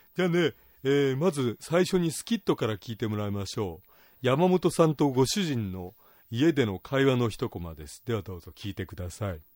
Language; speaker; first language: Japanese; native; Japanese